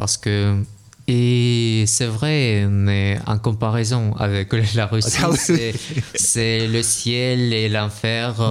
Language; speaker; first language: French; non-native, fluent; Russian